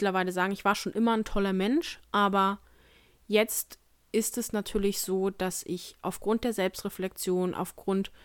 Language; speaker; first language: German; native; German